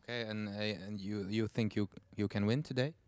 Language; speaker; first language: English; non-native, learner; Latvian